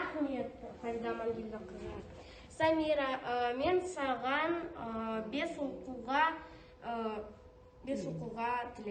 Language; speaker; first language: Kazakh; non-native, local second language; Russian